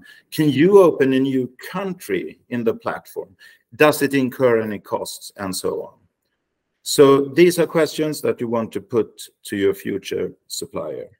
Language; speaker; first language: English; non-native, fluent; Swedish